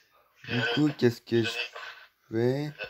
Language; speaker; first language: French; native; French